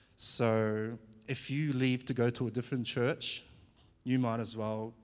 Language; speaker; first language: English; early bilingual, other home language; Fijian